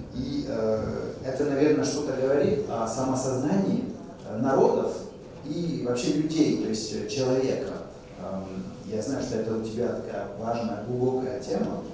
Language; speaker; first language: Russian; non-native, fluent; French